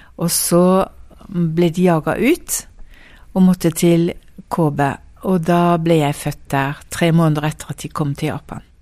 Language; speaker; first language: Norwegian; early bilingual, heritage; Norwegian